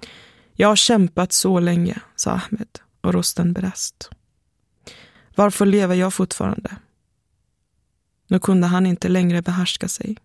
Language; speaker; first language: Swedish; early bilingual, other home language; Persian